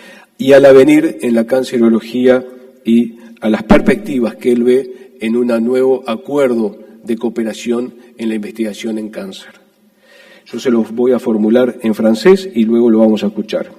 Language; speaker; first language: Spanish; native; Spanish